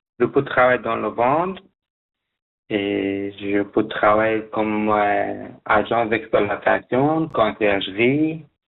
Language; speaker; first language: French; non-native, learner; Persian